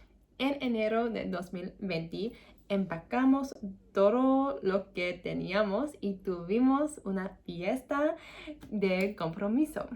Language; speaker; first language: Spanish; non-native, learner; English